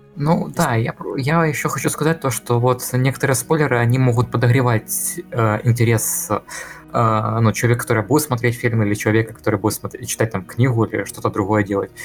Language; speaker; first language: Russian; native; Russian